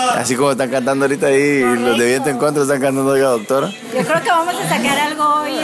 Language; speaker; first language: Spanish; native; Spanish